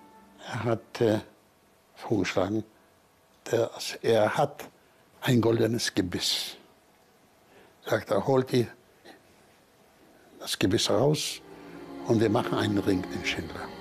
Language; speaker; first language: German; non-native, fluent; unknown